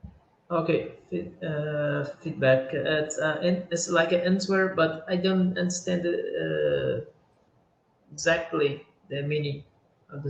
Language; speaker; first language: English; non-native, learner; Portuguese